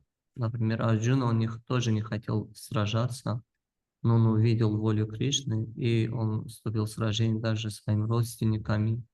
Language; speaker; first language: Russian; non-native, fluent; Georgian